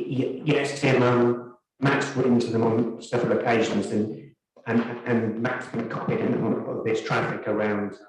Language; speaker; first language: English; native; English